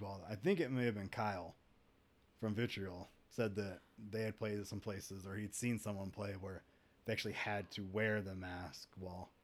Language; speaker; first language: English; native; English